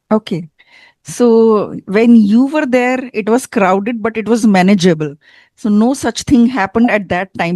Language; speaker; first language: English; non-native, fluent; Hindi